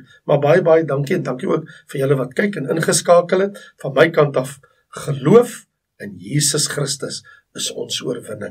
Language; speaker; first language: Afrikaans; native; Afrikaans